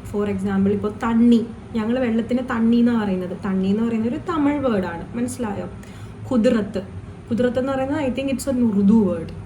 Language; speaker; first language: Malayalam; non-native, local second language; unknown